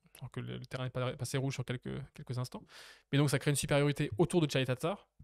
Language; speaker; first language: French; native; French